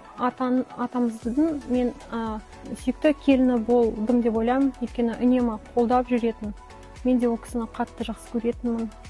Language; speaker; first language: Kazakh; non-native, local second language; Russian